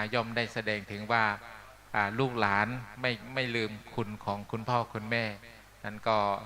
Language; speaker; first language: Thai; non-native, local second language; Northeastern Thai